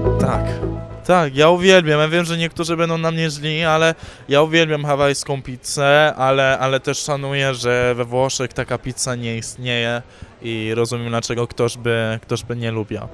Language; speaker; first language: Polish; early bilingual, heritage; English